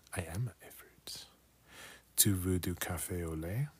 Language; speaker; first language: French; non-native, learner; English